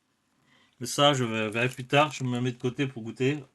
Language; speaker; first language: French; native; French